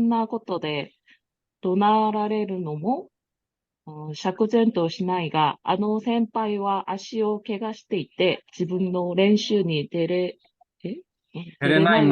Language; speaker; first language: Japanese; non-native, learner; Korean